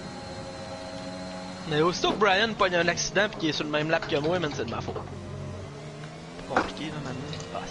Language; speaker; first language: French; native; French